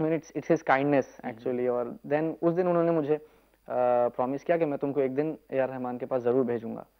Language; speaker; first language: Hindi; non-native, local second language; Urdu